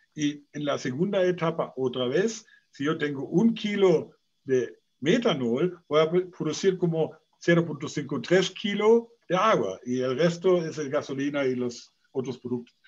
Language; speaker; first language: Spanish; non-native, fluent; German